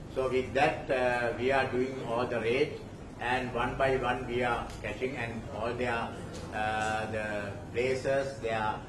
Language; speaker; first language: English; non-native, local second language; Sinhala